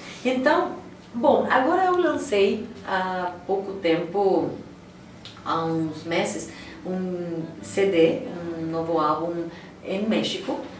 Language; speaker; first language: Portuguese; non-native, fluent; Spanish